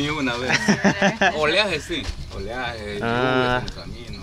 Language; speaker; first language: Spanish; native; Spanish